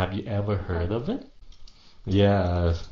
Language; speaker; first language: English; non-native, fluent; Vietnamese